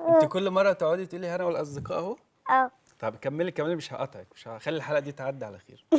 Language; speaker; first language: Arabic; native; Arabic